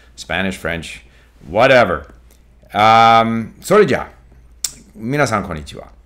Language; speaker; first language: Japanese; non-native, fluent; English